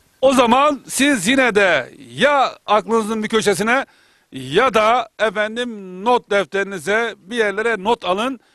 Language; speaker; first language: Turkish; native; Turkish